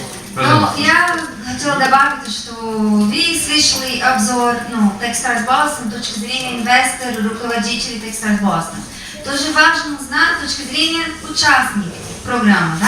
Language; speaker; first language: Russian; non-native, fluent; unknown